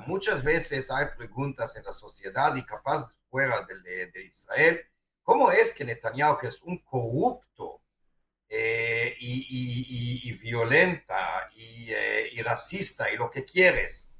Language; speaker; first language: Spanish; non-native, fluent; Hebrew